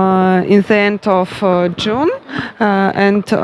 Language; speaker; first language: English; non-native, learner; Russian